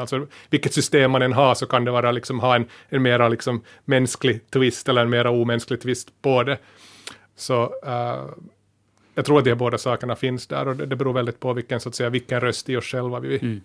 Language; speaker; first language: Swedish; native; Swedish